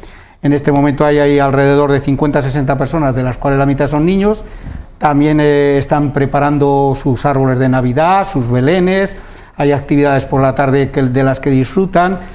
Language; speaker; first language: Spanish; native; Spanish